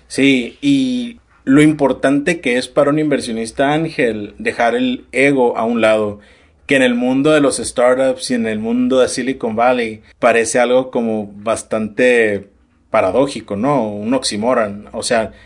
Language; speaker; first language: Spanish; native; Spanish